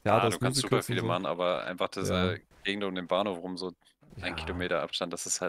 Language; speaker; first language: German; native; German